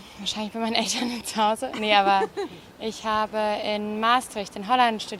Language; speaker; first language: German; native; German